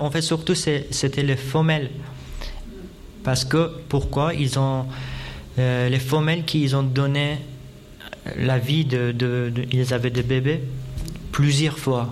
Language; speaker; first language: French; non-native, fluent; Persian